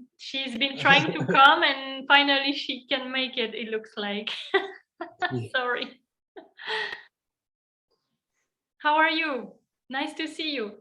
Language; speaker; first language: English; non-native, fluent; French